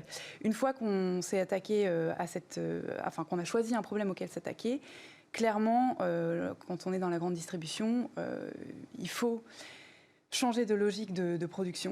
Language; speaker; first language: French; native; French